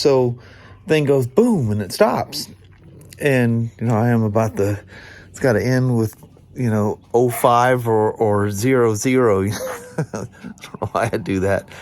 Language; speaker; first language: English; native; English